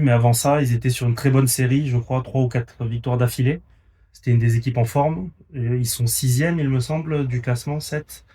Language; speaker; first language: French; native; French